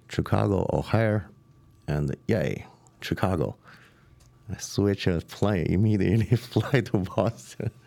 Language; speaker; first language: English; non-native, learner; Chinese